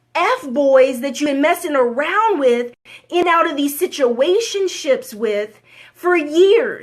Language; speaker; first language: English; native; English